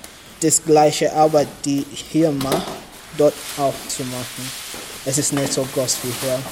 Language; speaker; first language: German; non-native, learner; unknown